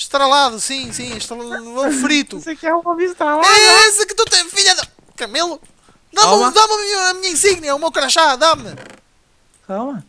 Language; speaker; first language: Portuguese; native; Portuguese